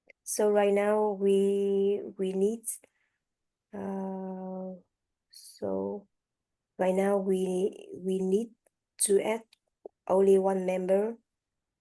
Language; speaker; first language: English; non-native, learner; French